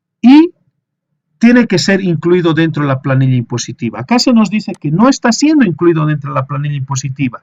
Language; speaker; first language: Spanish; native; Spanish